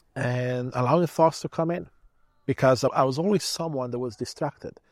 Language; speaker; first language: English; early bilingual, other home language; Romanian